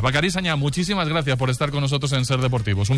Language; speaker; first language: Spanish; native; Spanish